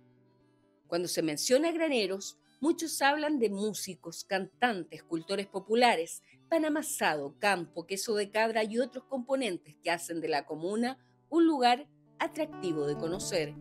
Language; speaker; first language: Spanish; native; Spanish